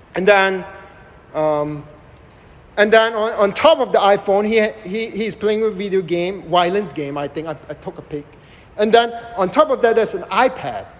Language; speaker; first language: English; non-native, local second language; Chinese